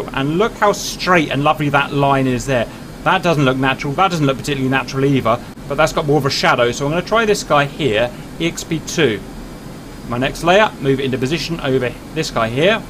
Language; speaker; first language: English; native; English